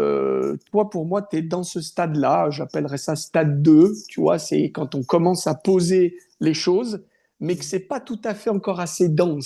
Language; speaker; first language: French; native; French